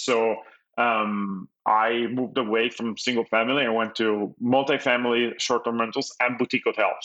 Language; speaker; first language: English; non-native, fluent; Italian